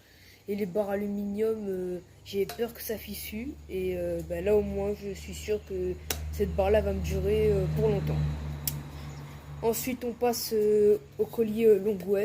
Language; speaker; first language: French; native; French